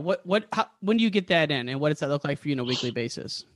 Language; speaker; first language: English; native; English